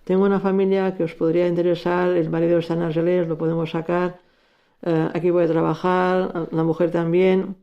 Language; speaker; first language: Spanish; native; Spanish